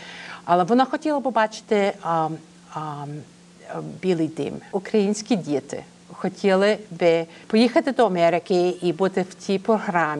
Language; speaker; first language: Ukrainian; early bilingual, heritage; Ukrainian